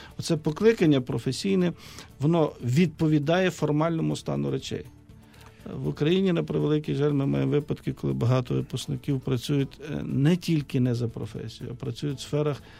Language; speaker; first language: Ukrainian; native; Ukrainian